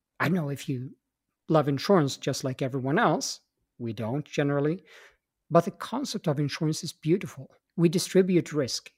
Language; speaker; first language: English; non-native, fluent; Swedish